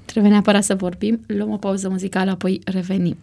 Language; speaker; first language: Romanian; native; Romanian